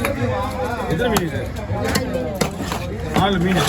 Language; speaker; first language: Tamil; native; Tamil